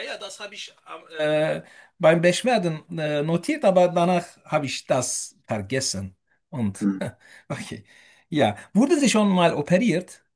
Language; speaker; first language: German; non-native, fluent; Turkish